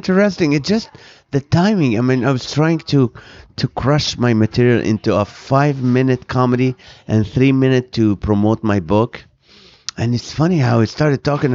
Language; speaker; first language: English; non-native, fluent; Arabic